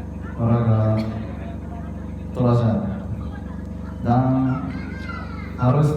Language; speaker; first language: Indonesian; non-native, learner; Japanese